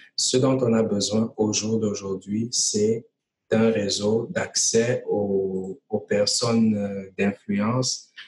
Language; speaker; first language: French; native; French